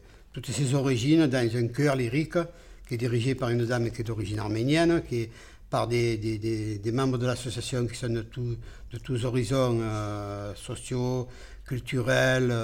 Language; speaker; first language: French; native; French